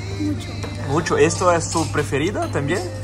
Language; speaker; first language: Spanish; non-native, learner; Portuguese